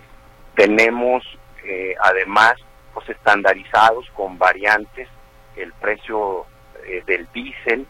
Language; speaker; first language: Spanish; native; Spanish